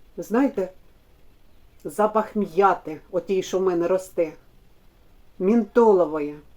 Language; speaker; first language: Ukrainian; non-native, local second language; Russian